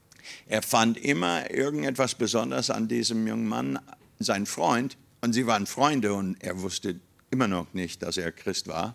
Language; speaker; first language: German; non-native, fluent; English